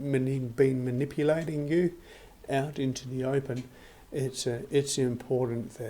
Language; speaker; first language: English; native; English